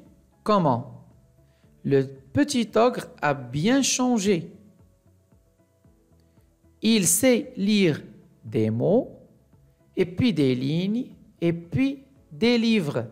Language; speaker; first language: French; non-native, local second language; Arabic